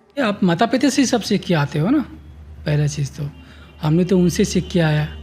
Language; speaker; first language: Hindi; non-native, local second language; Bhojpuri